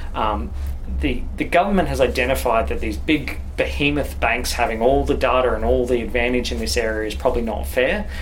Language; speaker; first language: English; native; English